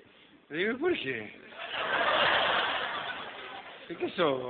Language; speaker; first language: Spanish; native; Spanish